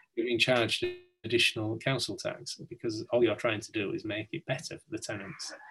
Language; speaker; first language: English; native; English